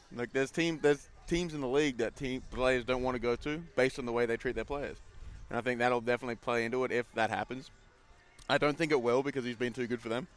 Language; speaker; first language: English; native; English